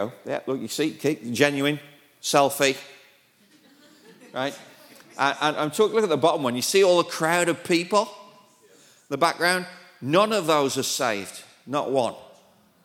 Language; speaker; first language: English; native; English